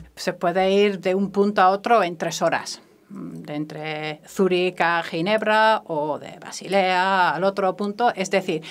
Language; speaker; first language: Spanish; non-native, fluent; French